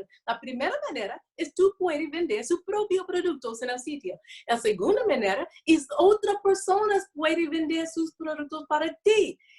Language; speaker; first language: Spanish; non-native, learner; English